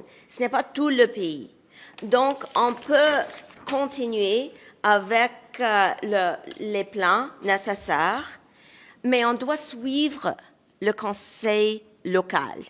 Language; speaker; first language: French; non-native, local second language; English